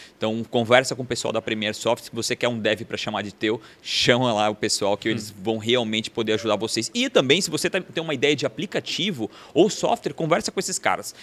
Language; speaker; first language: Portuguese; native; Portuguese